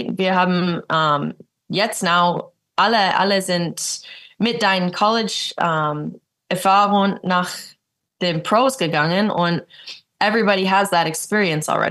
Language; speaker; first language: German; early bilingual, heritage; English